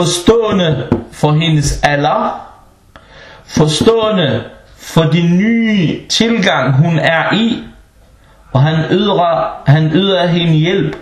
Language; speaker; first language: Danish; non-native, local second language; Arabic